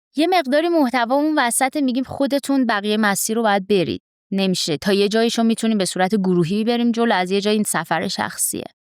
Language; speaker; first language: Persian; native; Persian